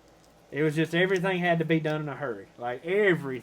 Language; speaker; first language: English; native; English